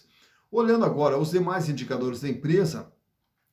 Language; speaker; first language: Portuguese; native; Portuguese